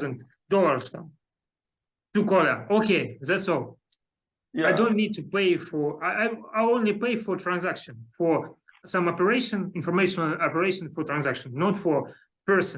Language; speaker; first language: English; non-native, learner; Russian